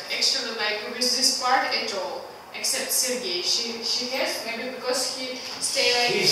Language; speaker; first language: English; non-native, learner; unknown